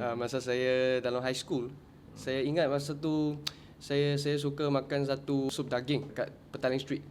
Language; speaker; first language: Malay; non-native, local second language; Chinese